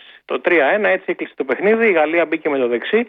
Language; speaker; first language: Greek; native; Greek